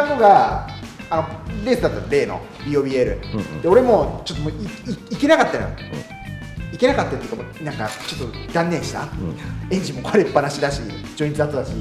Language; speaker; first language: Japanese; native; Japanese